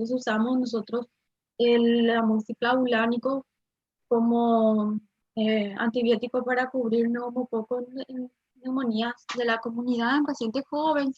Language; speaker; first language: Spanish; native; Spanish